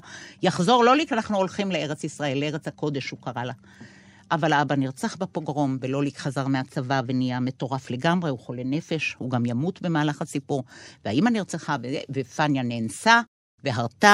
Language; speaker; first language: Hebrew; native; Hebrew